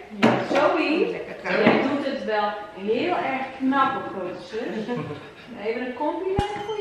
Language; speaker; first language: Dutch; native; Dutch